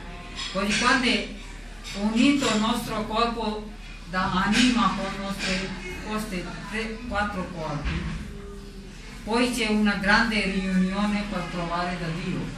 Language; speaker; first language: Italian; non-native, learner; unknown